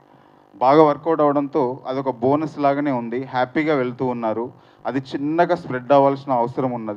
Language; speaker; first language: Telugu; native; Telugu